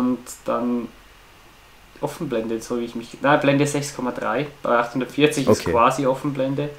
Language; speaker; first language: German; native; German